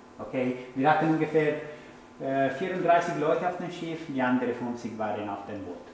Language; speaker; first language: German; non-native, fluent; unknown